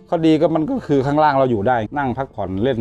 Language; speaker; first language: Thai; native; Thai